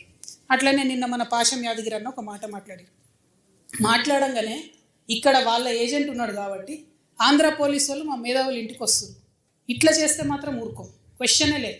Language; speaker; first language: Telugu; native; Telugu